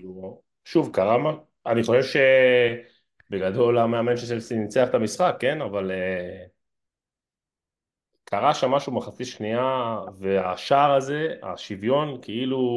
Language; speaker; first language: Hebrew; native; Hebrew